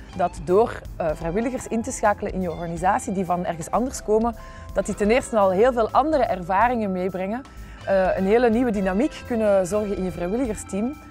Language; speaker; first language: Dutch; native; Dutch